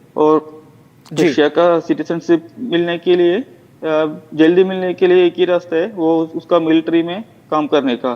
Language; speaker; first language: Hindi; non-native, local second language; Malayalam